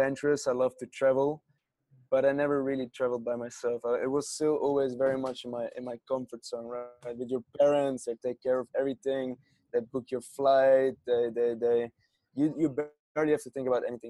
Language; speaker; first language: English; non-native, fluent; Dutch